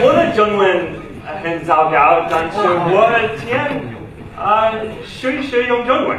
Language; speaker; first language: Chinese; non-native, learner; English